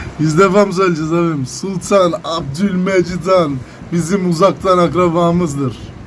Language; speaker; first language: Turkish; native; Turkish